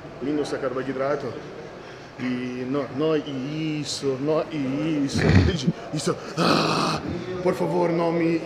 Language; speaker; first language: Portuguese; non-native, learner; Russian